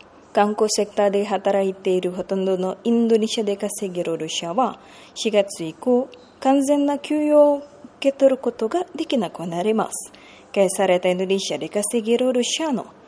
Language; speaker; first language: Japanese; non-native, fluent; Indonesian